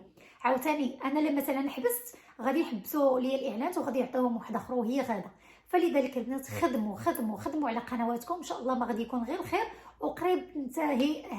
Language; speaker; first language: Arabic; native; Arabic